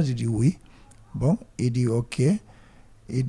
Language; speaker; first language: French; non-native, learner; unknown